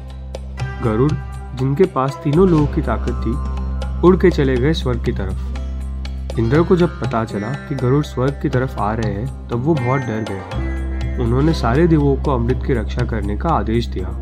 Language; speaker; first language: Hindi; native; Hindi